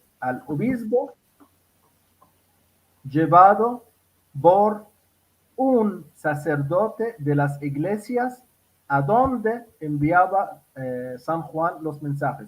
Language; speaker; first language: Spanish; non-native, fluent; Arabic